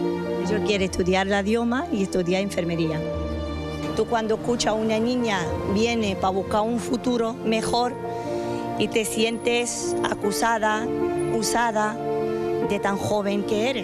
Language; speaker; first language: Spanish; non-native, local second language; Arabic